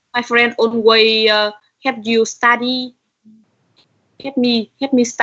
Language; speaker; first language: English; non-native, learner; Vietnamese